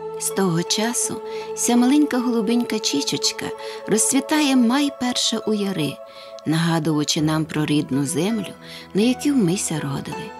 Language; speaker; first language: Ukrainian; native; Ukrainian